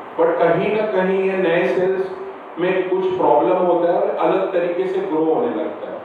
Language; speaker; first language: Hindi; non-native, local second language; Marathi